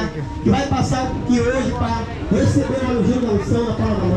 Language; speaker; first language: Portuguese; native; Portuguese